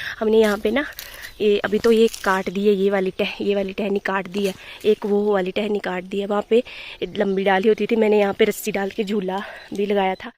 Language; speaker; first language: Hindi; native; Hindi